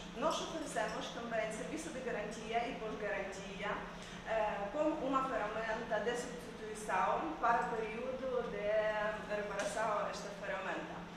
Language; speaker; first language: Portuguese; non-native, learner; Ukrainian